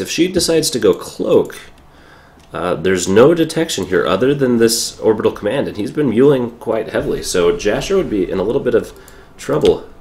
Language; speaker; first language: English; native; English